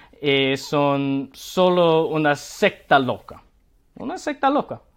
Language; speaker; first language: Spanish; non-native, learner; Korean